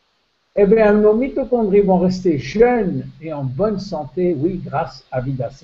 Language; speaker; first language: French; native; French